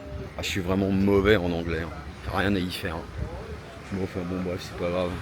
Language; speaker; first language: French; native; French